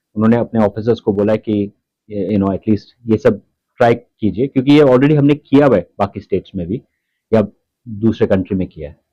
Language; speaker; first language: Hindi; non-native, local second language; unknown